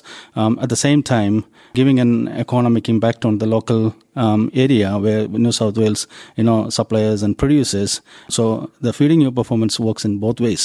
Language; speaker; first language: English; non-native, local second language; Malayalam